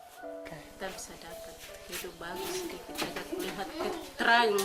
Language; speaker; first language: Indonesian; non-native, local second language; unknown